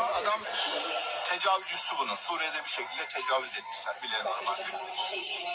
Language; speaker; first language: Turkish; native; Turkish